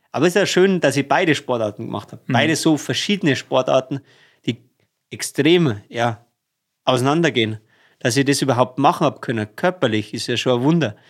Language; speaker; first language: German; native; German